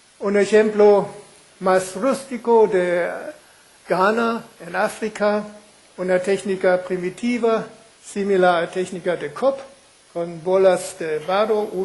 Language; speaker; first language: Spanish; non-native, fluent; German